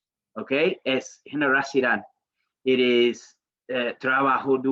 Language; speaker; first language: Spanish; non-native, learner; English